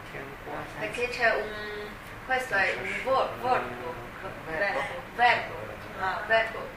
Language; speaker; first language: Italian; non-native, learner; Chinese